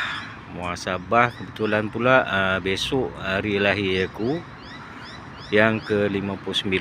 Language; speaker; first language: Malay; native; Malay